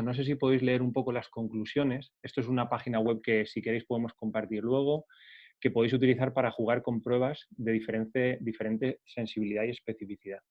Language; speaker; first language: Spanish; native; Spanish